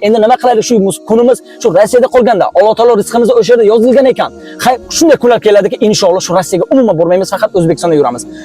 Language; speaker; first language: Uzbek; native; Uzbek